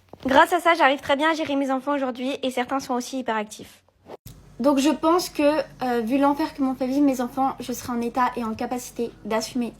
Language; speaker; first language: French; native; French